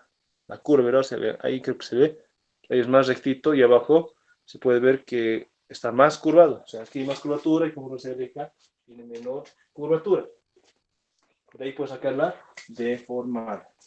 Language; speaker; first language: Spanish; native; Spanish